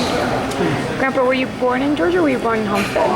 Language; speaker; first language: English; native; English